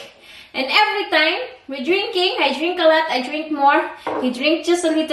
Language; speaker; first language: English; non-native, learner; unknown